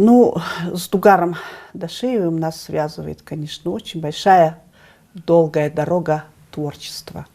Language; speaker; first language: Russian; native; Russian